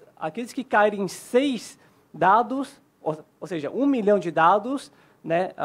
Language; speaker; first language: Portuguese; non-native, fluent; Chinese